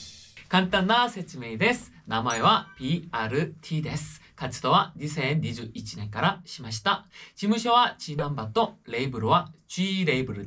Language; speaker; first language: Japanese; non-native, fluent; Korean